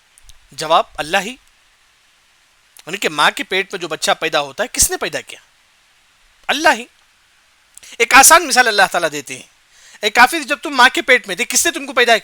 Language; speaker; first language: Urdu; non-native, local second language; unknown